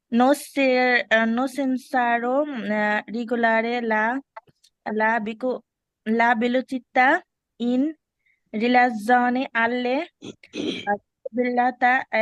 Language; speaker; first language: Italian; non-native, learner; Bangla